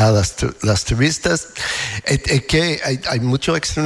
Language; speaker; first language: Spanish; non-native, learner; English